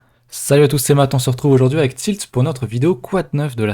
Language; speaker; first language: French; native; French